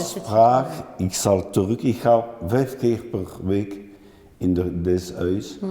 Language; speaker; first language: Dutch; non-native, local second language; French